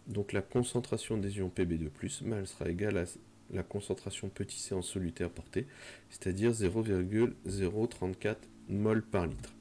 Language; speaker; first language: French; native; French